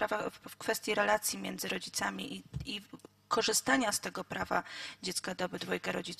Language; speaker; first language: Polish; native; Polish